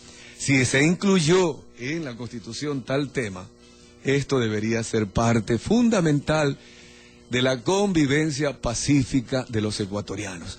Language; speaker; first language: Spanish; native; Spanish